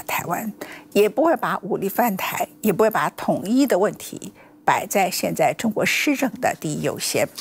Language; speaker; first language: Chinese; native; Chinese